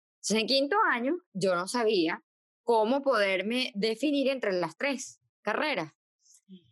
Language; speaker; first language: Spanish; native; Spanish